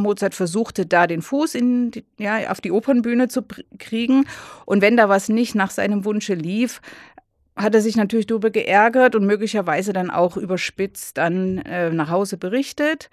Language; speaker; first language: German; native; German